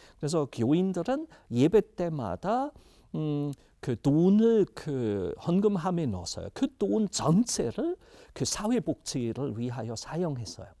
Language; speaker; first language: Korean; non-native, fluent; German